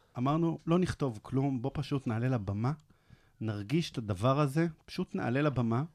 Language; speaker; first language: Hebrew; native; Hebrew